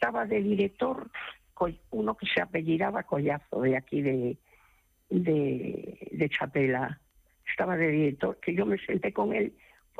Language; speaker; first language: Spanish; native; Spanish